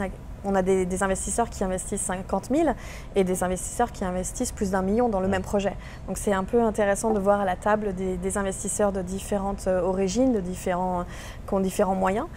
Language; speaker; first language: French; native; French